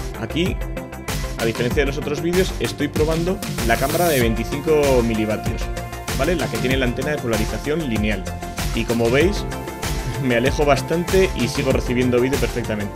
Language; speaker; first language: Spanish; native; Spanish